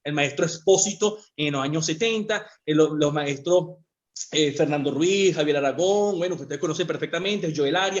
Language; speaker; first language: Spanish; native; Spanish